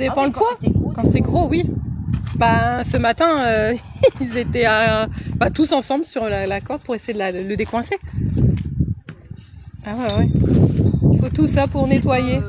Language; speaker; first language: French; native; French